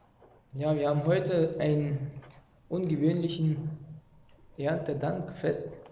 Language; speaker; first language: German; non-native, fluent; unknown